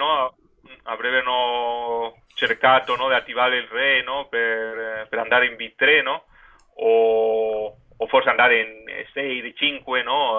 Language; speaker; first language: Italian; non-native, fluent; Spanish